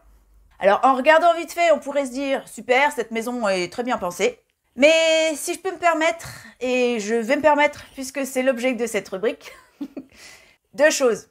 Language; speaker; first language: French; native; French